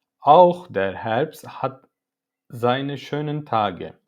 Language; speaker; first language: German; non-native, learner; Turkish